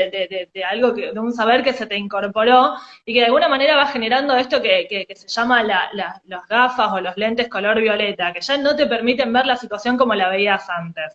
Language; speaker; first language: Spanish; native; Spanish